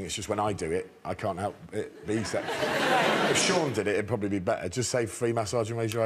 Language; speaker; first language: English; native; English